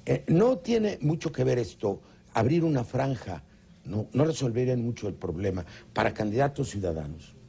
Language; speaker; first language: Spanish; native; Spanish